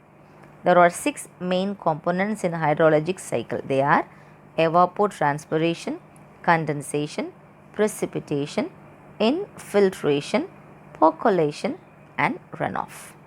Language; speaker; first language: English; non-native, local second language; Tamil